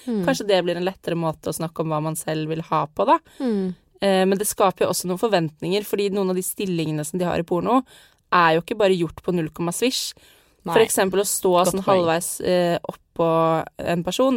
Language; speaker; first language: Norwegian; native; Norwegian